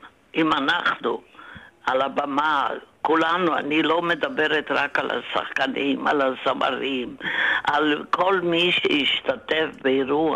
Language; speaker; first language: Hebrew; non-native, fluent; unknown